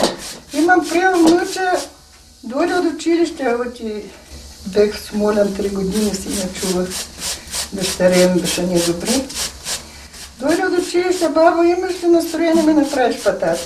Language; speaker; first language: Bulgarian; native; Bulgarian